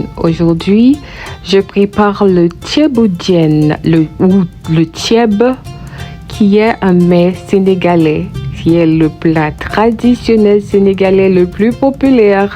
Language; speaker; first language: French; non-native, local second language; Haitian Creole